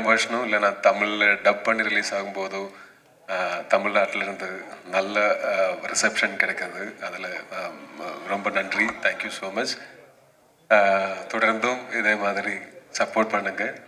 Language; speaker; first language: Tamil; non-native, learner; Malayalam